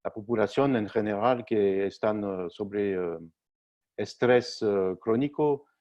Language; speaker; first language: Spanish; non-native, learner; French